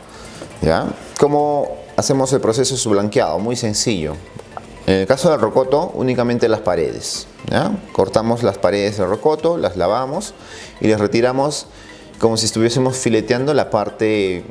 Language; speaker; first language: Spanish; native; Spanish